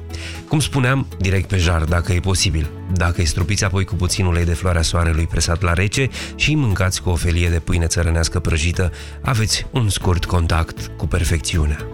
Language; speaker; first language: Romanian; native; Romanian